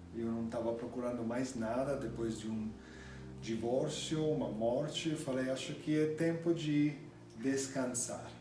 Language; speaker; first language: Portuguese; non-native, fluent; English